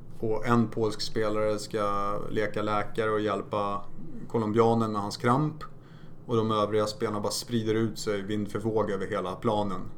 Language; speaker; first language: Swedish; early bilingual, other home language; Polish